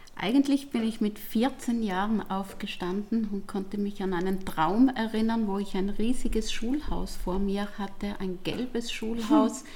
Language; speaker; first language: German; native; German